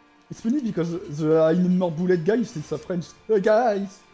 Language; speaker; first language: English; non-native, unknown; French